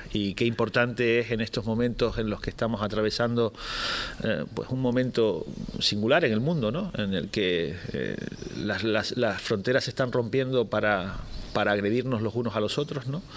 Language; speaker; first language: Spanish; native; Spanish